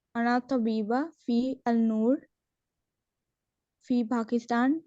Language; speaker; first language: Arabic; non-native, learner; Urdu